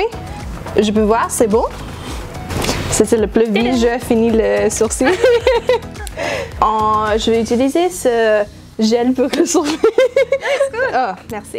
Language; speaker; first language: French; non-native, learner; English